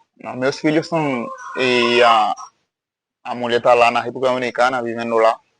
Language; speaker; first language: Portuguese; non-native, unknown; Haitian Creole